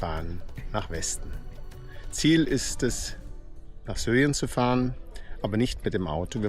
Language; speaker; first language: German; native; German